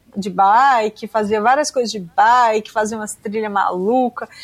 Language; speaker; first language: Portuguese; native; Portuguese